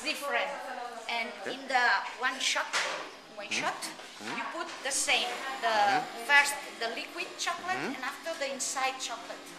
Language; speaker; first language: English; non-native, learner; Spanish